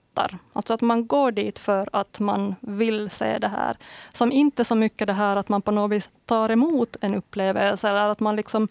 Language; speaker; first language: Swedish; native; Swedish